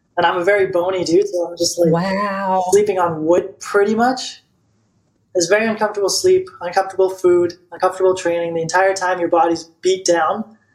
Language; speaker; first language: English; non-native, fluent; Bulgarian